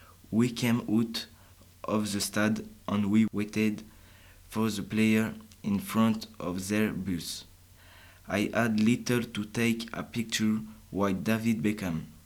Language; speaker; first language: English; non-native, learner; French